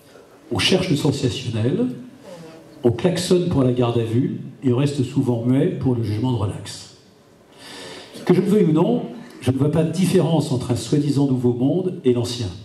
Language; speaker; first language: French; native; French